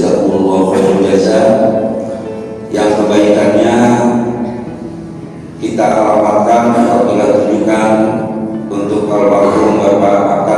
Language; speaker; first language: Indonesian; native; Indonesian